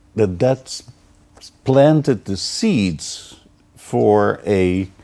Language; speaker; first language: English; non-native, fluent; Dutch